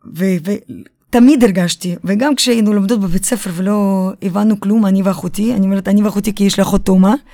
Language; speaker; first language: Hebrew; early bilingual, other home language; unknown